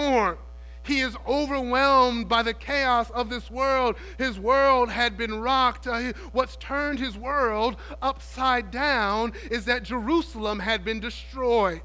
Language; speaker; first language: English; native; English